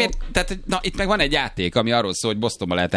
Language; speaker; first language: Hungarian; native; Hungarian